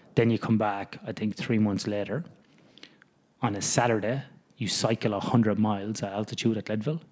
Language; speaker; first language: English; native; English